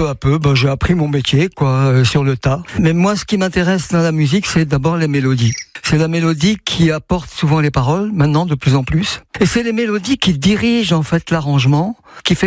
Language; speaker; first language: French; native; French